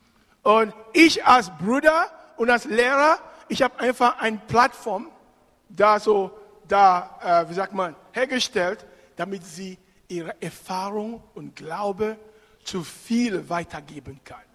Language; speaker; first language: German; non-native, fluent; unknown